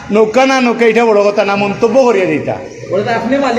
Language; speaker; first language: Bangla; native; Bangla